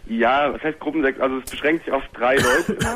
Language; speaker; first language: German; native; German